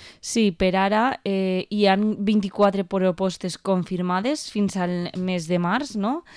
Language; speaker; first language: Catalan; native; Catalan